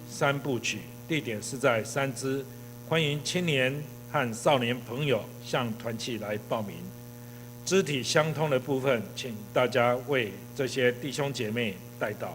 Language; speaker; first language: Chinese; native; Chinese